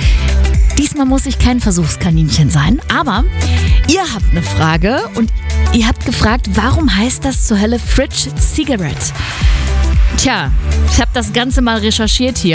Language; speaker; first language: German; native; German